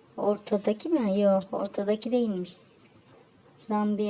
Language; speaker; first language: Turkish; native; Turkish